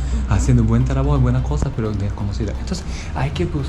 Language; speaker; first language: Spanish; non-native, learner; Japanese